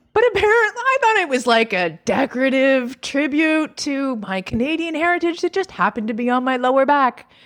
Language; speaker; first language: English; native; English